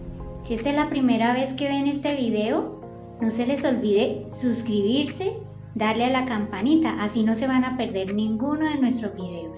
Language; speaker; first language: Spanish; native; Spanish